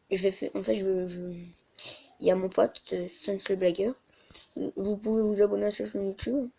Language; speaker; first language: French; native; French